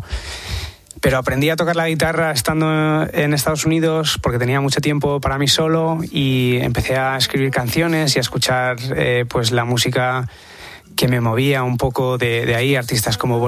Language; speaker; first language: Spanish; early bilingual, other home language; English